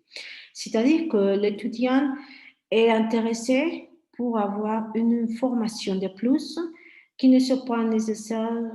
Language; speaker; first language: French; non-native, fluent; Spanish